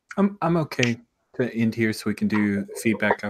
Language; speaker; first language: English; native; English